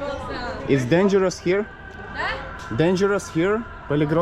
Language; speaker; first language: English; non-native, learner; Russian